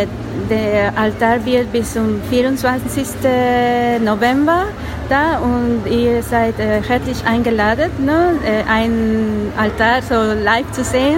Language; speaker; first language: German; non-native, learner; Spanish